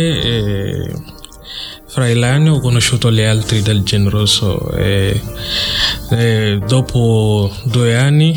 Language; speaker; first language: Italian; non-native, learner; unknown